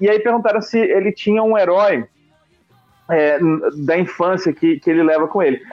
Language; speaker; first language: Portuguese; native; Portuguese